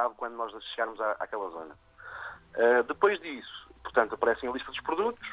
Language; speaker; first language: Portuguese; native; Portuguese